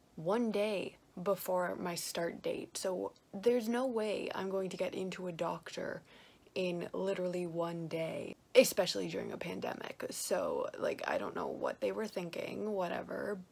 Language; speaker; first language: English; native; English